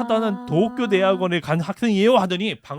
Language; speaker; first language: Korean; native; Korean